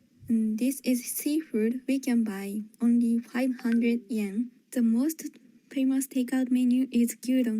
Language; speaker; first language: English; non-native, learner; Japanese